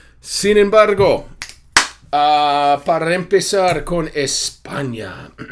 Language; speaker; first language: Spanish; non-native, fluent; English